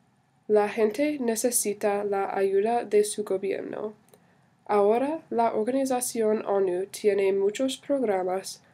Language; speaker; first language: Spanish; non-native, learner; English